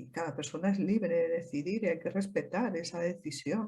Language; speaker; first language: Spanish; native; Spanish